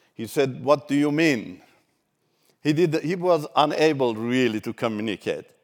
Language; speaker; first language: English; non-native, fluent; Turkish